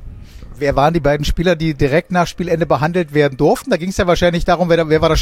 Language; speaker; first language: German; native; German